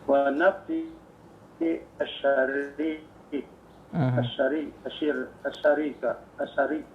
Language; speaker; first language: Arabic; non-native, fluent; Indonesian